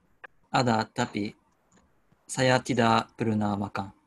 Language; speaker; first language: Indonesian; non-native, learner; Japanese